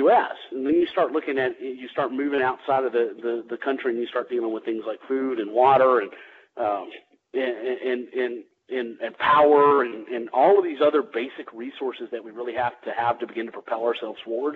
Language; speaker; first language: English; native; English